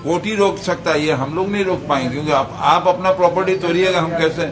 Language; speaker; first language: Hindi; non-native, local second language; Bangla